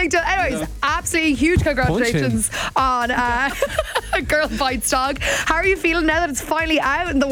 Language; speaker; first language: English; native; English